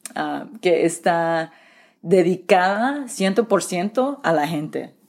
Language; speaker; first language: Spanish; early bilingual, heritage; Spanish